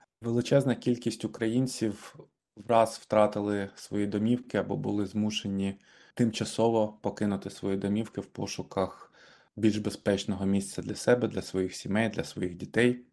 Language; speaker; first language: Ukrainian; native; Ukrainian